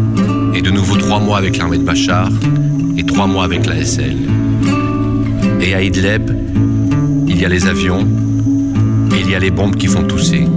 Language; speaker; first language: French; non-native, learner; Arabic